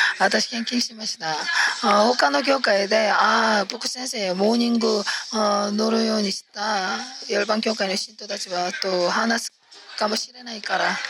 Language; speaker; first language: Japanese; non-native, fluent; Korean